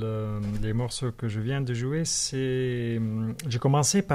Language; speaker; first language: French; non-native, fluent; Arabic